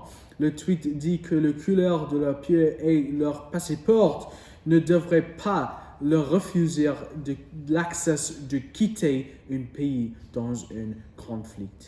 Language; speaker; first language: French; non-native, learner; English